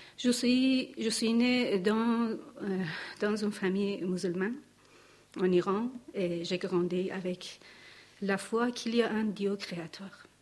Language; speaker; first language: French; non-native, learner; Persian